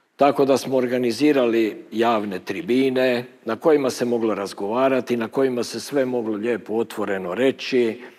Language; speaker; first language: Croatian; native; Croatian